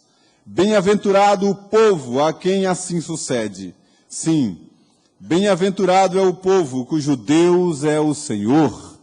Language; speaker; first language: Portuguese; native; Portuguese